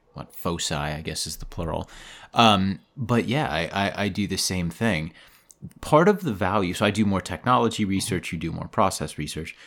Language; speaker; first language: English; native; English